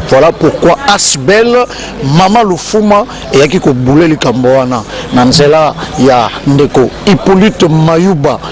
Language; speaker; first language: Lingala; non-native, local second language; Kongo